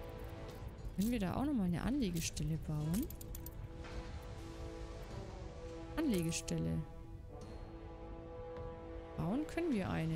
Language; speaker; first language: German; native; German